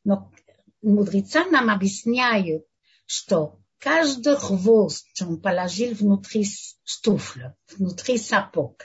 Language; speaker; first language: Russian; non-native, learner; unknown